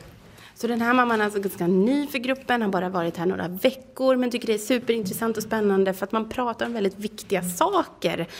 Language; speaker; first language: Swedish; native; Swedish